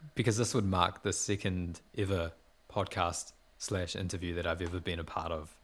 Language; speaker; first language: English; native; English